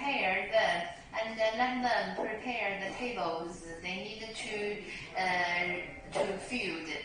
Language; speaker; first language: English; non-native, learner; Chinese